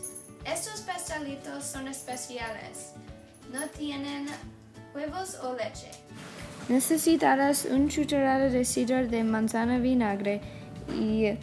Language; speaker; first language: Spanish; non-native, learner; English